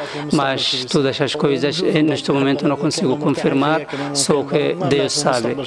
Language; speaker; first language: Portuguese; non-native, learner; Arabic